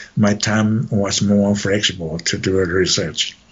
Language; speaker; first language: English; non-native, fluent; Chinese